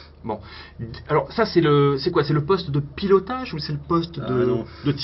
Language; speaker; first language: French; native; French